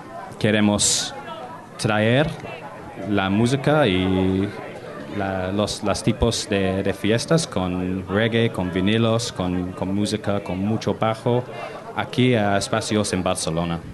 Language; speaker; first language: Spanish; non-native, learner; English